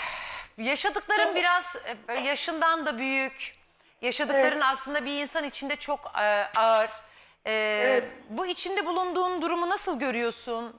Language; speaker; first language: Turkish; native; Turkish